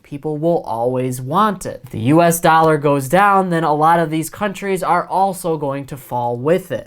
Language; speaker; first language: English; native; English